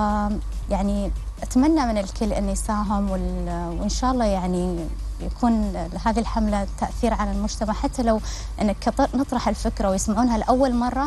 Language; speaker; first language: Arabic; native; Arabic